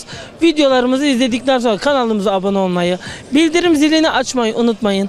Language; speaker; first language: Turkish; native; Turkish